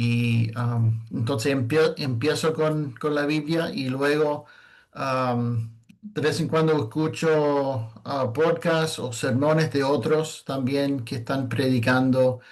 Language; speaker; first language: Spanish; non-native, fluent; English